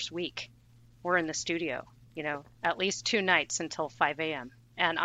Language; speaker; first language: English; native; English